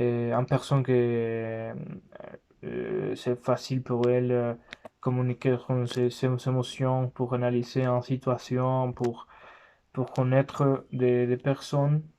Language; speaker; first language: French; non-native, learner; Spanish